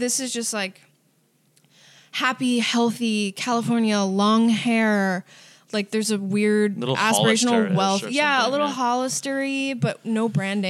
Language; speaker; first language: English; native; English